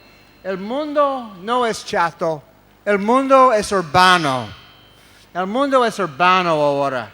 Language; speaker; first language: Spanish; non-native, fluent; English